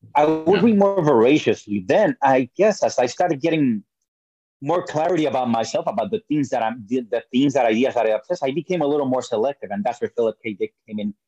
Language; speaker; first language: English; early bilingual, other home language; Spanish